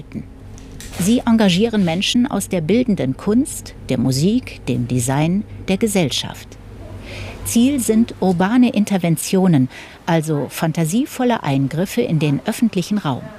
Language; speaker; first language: German; native; German